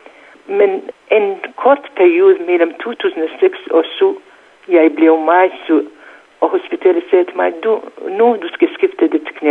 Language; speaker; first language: Danish; non-native, learner; Central Kurdish